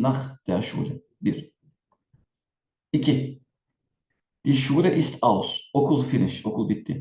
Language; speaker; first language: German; non-native, fluent; Turkish